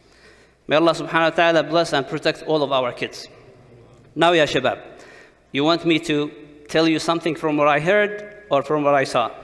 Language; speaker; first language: English; non-native, fluent; Arabic